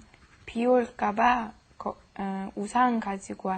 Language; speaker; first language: Korean; non-native, learner; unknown